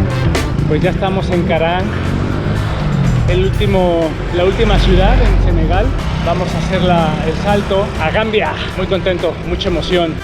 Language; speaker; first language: Spanish; native; Spanish